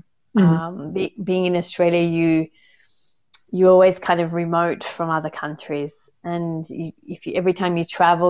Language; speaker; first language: English; native; English